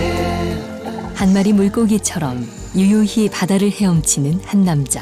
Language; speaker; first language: Korean; native; Korean